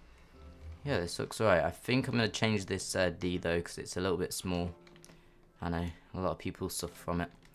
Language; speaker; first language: English; native; English